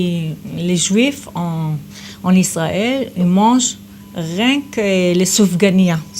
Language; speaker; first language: French; non-native, fluent; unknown